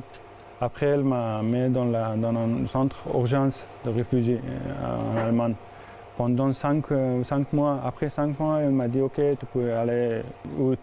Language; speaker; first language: French; non-native, learner; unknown